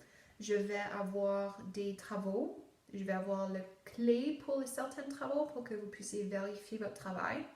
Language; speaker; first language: French; non-native, local second language; English